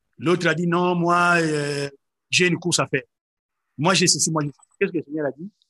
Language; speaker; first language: French; non-native, local second language; Lingala